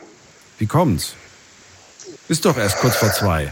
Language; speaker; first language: German; native; German